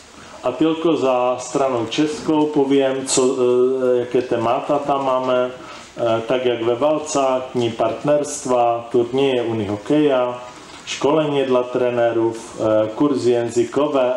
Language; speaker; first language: Polish; non-native, learner; Czech